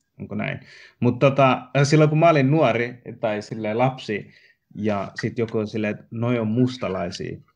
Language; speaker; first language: Finnish; early bilingual, other home language; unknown